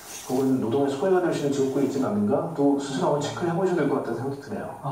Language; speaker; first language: Korean; native; Korean